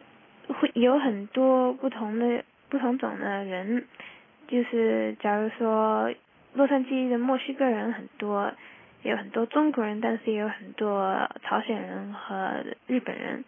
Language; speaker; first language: Chinese; early bilingual, heritage; Chinese